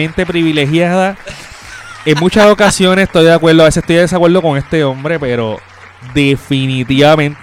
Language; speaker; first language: Spanish; native; Spanish